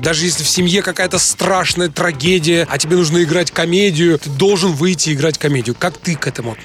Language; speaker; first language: Russian; native; Russian